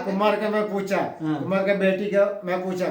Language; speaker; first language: Hindi; non-native, local second language; Malayalam